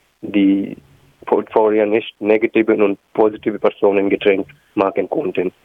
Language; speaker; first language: German; non-native, learner; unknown